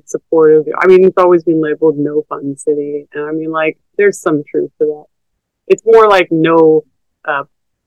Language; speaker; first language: English; native; English